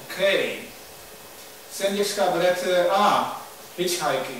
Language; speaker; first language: Swedish; non-native, learner; Dutch